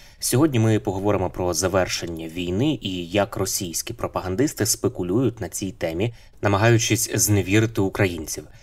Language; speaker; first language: Ukrainian; native; Ukrainian